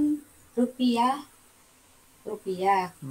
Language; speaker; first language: Korean; non-native, learner; Indonesian